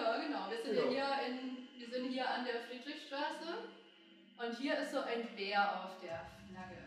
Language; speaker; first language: German; native; German